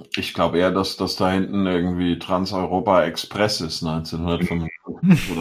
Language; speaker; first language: German; native; German